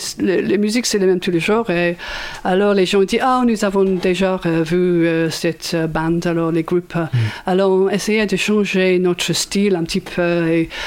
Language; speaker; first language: French; non-native, learner; English